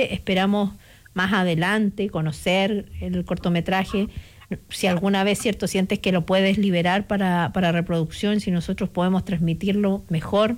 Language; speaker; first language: Spanish; native; Spanish